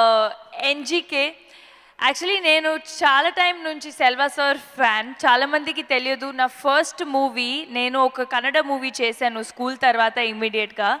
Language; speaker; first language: Telugu; non-native, fluent; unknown